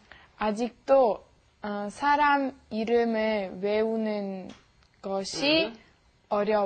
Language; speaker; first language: Korean; non-native, learner; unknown